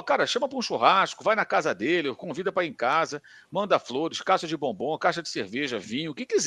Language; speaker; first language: Portuguese; native; Portuguese